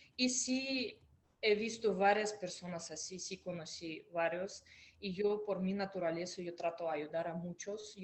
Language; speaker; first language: Spanish; non-native, fluent; Russian